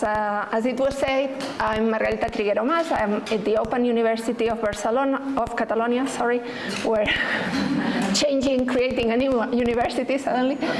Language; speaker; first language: English; non-native, fluent; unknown